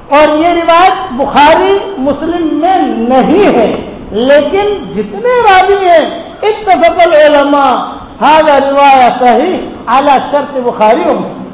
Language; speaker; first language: Urdu; non-native, local second language; Gujarati